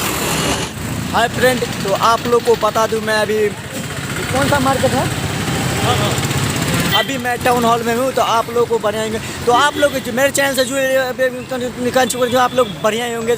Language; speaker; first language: Hindi; non-native, local second language; Maithili